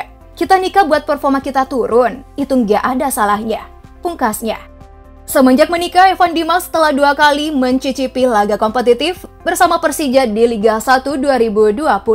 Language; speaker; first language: Indonesian; native; Indonesian